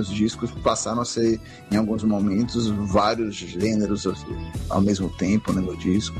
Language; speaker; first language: Portuguese; native; Portuguese